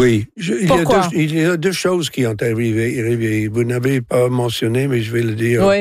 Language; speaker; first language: French; non-native, local second language; English